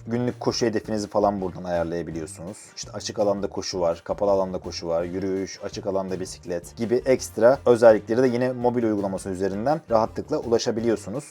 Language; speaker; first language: Turkish; native; Turkish